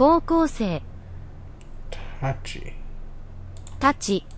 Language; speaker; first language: Japanese; non-native, learner; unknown